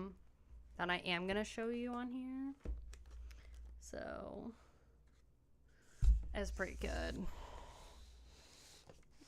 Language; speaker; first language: English; native; English